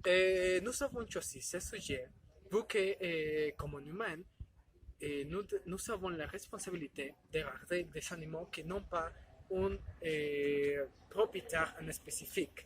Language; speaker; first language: French; non-native, learner; Spanish